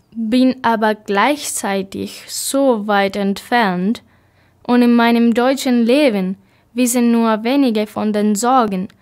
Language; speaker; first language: German; non-native, fluent; Spanish